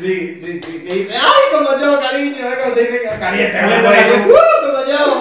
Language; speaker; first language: Spanish; native; Spanish